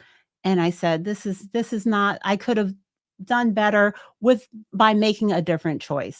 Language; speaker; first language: English; native; English